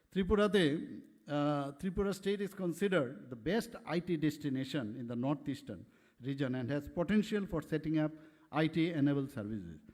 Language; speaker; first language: English; non-native, local second language; Bangla